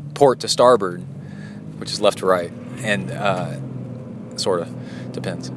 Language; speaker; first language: English; native; English